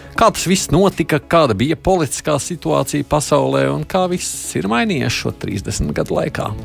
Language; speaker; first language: Latvian; native; Latvian